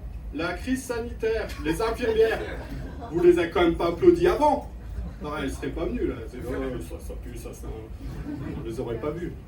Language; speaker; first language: French; native; French